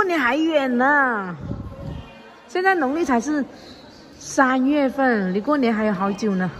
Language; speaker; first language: Chinese; native; Chinese